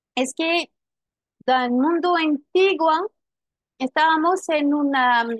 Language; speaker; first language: Spanish; non-native, fluent; French